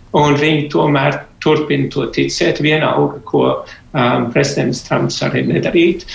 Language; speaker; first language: Latvian; early bilingual, heritage; Latvian